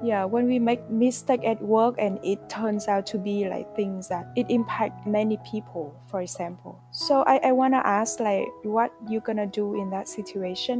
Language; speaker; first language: English; non-native, fluent; Vietnamese